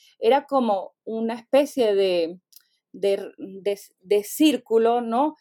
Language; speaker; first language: Spanish; native; Spanish